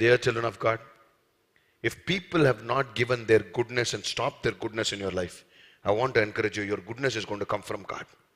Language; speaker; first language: English; non-native, local second language; Tamil